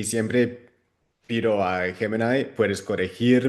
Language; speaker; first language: Spanish; non-native, fluent; Dutch